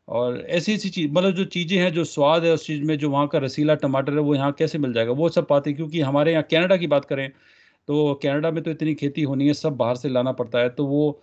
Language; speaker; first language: Hindi; native; Hindi